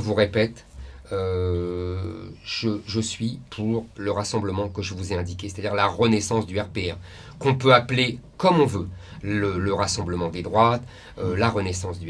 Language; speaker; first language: French; native; French